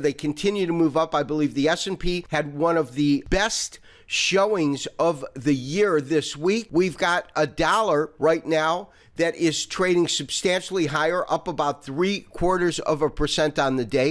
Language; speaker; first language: English; native; English